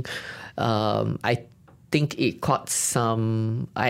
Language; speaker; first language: English; non-native, local second language; Malay